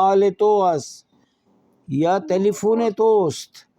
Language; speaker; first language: Persian; non-native, fluent; Urdu